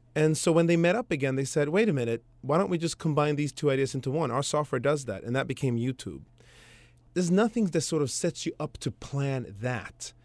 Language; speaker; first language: English; early bilingual, other home language; Swedish